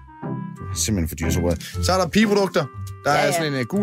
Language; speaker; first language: Danish; native; Danish